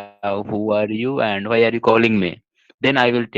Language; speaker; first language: English; non-native, local second language; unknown